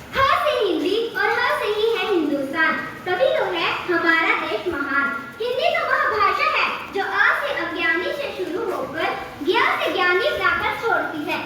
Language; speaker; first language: Hindi; native; Hindi